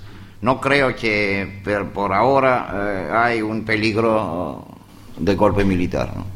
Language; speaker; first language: Spanish; non-native, learner; Greek